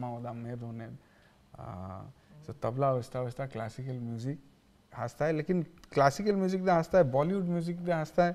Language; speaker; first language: Persian; non-native, learner; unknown